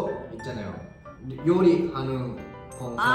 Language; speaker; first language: Korean; non-native, learner; Japanese